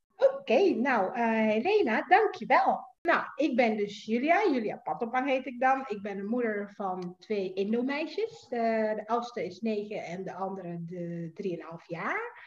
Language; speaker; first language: Dutch; non-native, fluent; Indonesian